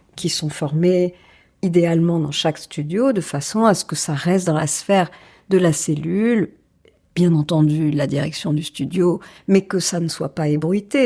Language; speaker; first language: French; native; French